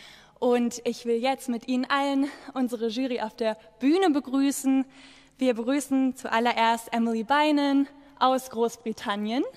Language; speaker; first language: German; native; German